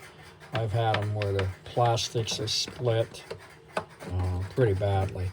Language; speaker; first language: English; native; English